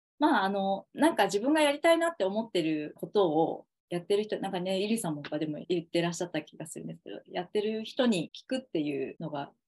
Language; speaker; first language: Japanese; native; Japanese